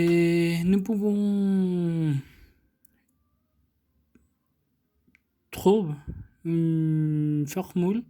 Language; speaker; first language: French; non-native, learner; Spanish